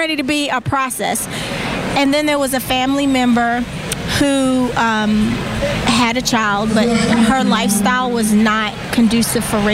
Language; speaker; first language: English; native; English